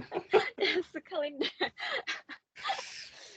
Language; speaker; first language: English; non-native, learner; Korean